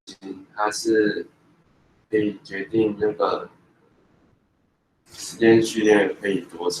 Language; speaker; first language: Chinese; native; Chinese